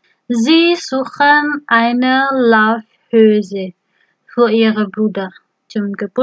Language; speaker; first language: German; non-native, fluent; Indonesian